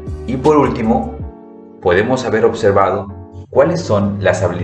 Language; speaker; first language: Spanish; native; Spanish